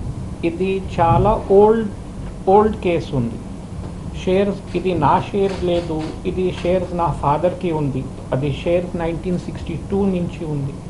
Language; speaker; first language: Telugu; early bilingual, heritage; Telugu